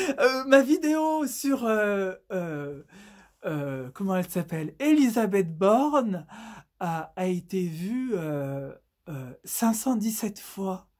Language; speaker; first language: French; native; French